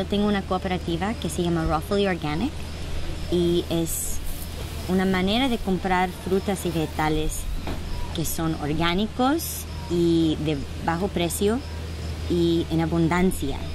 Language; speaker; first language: Spanish; early bilingual, heritage; Spanish